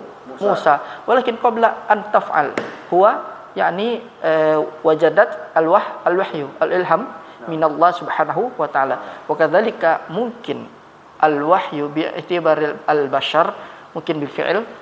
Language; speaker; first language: Arabic; non-native, fluent; Malay